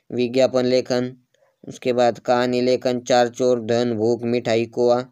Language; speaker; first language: Hindi; non-native, local second language; Marathi